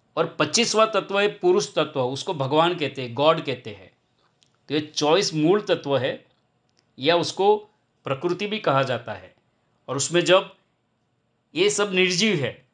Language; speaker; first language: Hindi; non-native, local second language; Gujarati